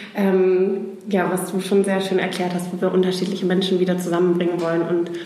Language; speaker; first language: German; native; German